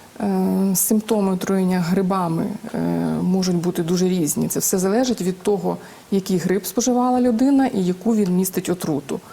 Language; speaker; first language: Ukrainian; native; Ukrainian